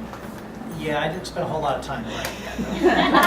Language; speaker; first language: English; native; English